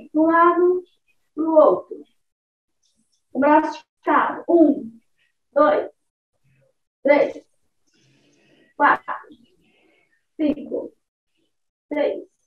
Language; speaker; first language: Portuguese; native; Portuguese